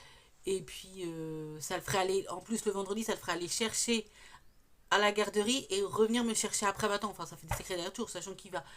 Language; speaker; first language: French; native; French